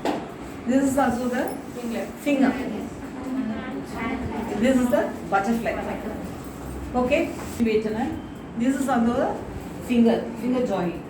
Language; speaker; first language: English; non-native, local second language; Tamil